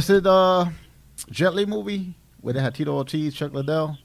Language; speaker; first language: English; native; English